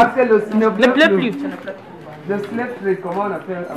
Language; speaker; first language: French; non-native, local second language; English